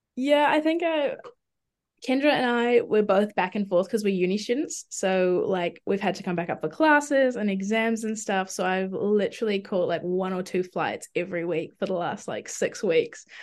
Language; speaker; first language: English; native; English